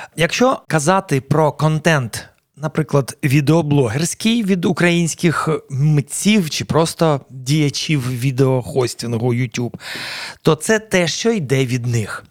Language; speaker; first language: Ukrainian; non-native, local second language; Russian